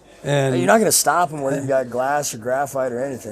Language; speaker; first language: English; native; English